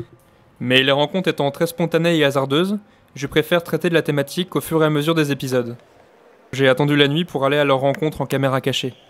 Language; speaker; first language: French; native; French